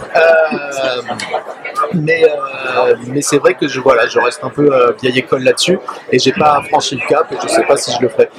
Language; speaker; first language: French; native; French